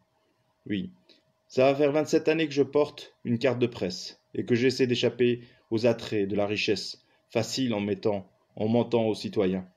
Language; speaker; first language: French; non-native, local second language; Kabyle